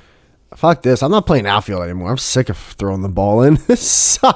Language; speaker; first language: English; native; English